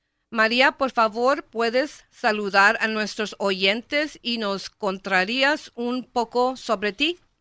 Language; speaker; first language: Spanish; non-native, learner; English